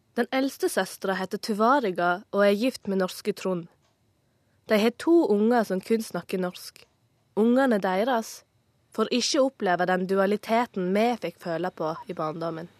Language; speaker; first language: Norwegian; native; Norwegian